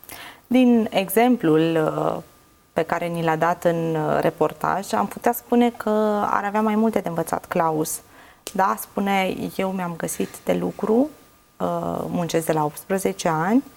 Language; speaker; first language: Romanian; native; Romanian